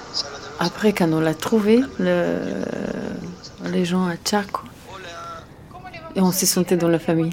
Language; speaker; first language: French; non-native, fluent; Serbian